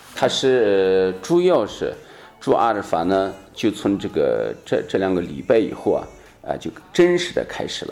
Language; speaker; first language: Chinese; native; Chinese